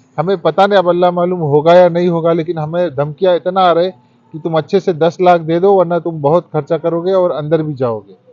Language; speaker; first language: Hindi; early bilingual, heritage; Hindi